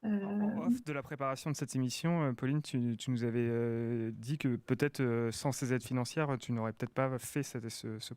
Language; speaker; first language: French; native; French